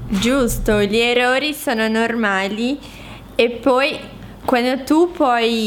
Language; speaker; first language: Italian; non-native, fluent; Portuguese